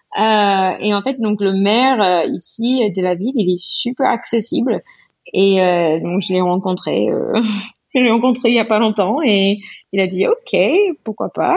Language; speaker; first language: French; non-native, fluent; English